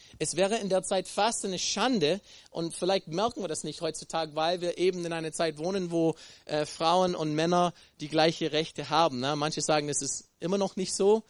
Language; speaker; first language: German; non-native, fluent; English